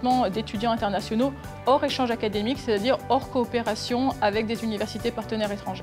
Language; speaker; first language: French; native; French